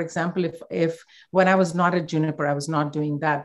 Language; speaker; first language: English; non-native, local second language; Hindi